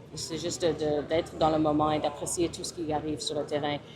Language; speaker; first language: French; early bilingual, other home language; English